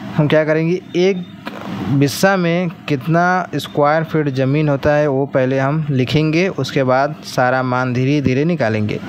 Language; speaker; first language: Hindi; native; Hindi